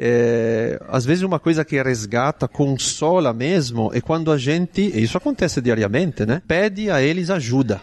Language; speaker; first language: Portuguese; non-native, fluent; Italian